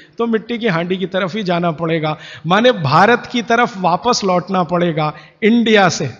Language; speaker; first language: Hindi; native; Hindi